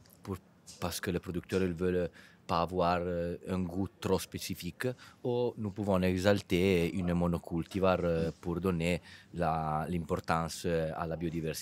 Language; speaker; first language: French; non-native, fluent; Italian